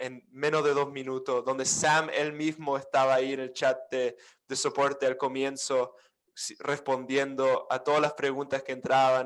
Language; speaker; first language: Spanish; non-native, fluent; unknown